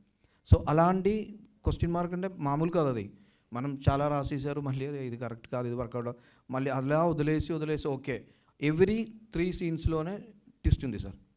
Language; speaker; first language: Telugu; non-native, local second language; Malayalam